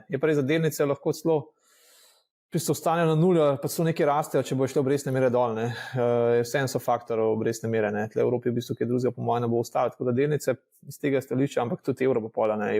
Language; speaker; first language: Slovenian; native; Slovenian